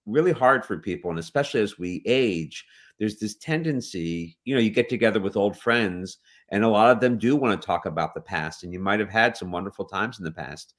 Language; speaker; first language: English; native; English